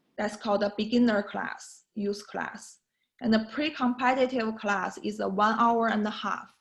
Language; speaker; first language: English; non-native, learner; Chinese